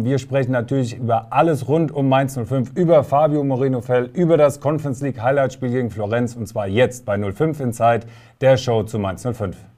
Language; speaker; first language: German; native; German